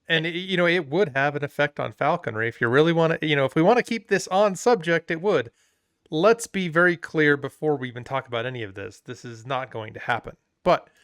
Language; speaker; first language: English; native; English